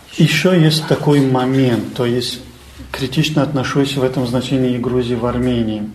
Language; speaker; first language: Russian; non-native, local second language; Armenian